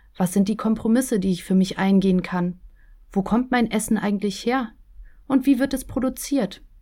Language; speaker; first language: German; native; German